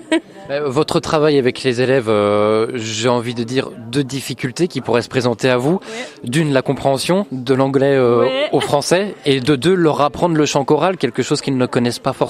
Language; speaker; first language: French; native; French